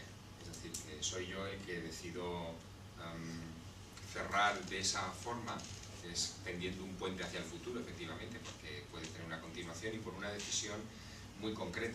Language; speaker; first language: Spanish; native; Spanish